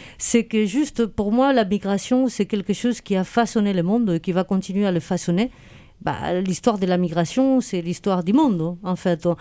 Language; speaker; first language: French; non-native, fluent; Spanish